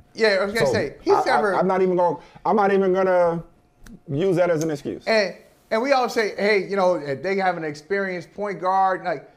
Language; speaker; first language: English; native; English